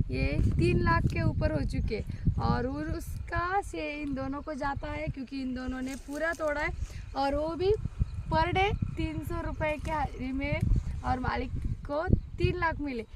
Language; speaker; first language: Hindi; non-native, local second language; Marathi